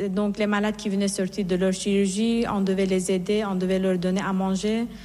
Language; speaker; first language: French; non-native, fluent; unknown